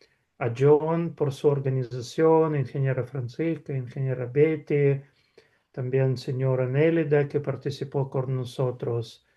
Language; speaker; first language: Spanish; non-native, fluent; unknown